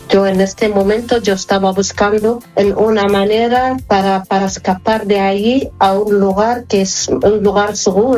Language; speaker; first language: Spanish; non-native, fluent; Arabic